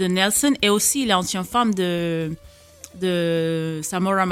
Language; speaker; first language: French; non-native, fluent; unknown